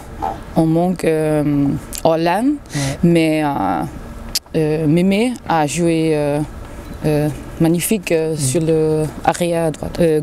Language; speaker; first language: French; non-native, learner; Danish